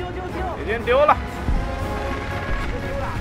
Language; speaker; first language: Chinese; native; Chinese